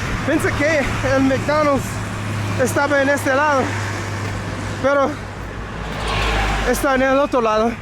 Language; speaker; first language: Spanish; non-native, learner; English